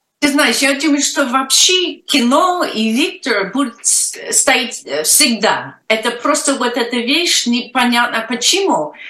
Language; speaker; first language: Russian; non-native, learner; English